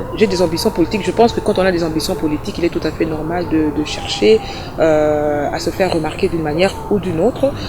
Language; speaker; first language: French; native; French